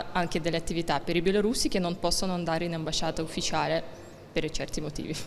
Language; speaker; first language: Italian; non-native, fluent; Russian